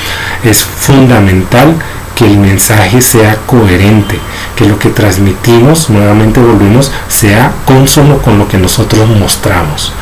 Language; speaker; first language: Spanish; native; Spanish